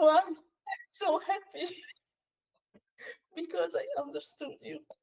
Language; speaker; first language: English; non-native, learner; Hungarian